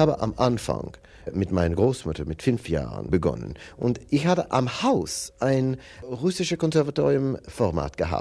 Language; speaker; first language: German; non-native, learner; English